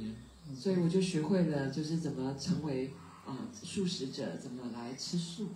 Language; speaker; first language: Chinese; native; Chinese